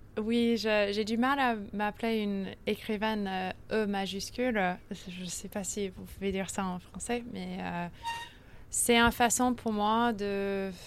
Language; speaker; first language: French; early bilingual, heritage; French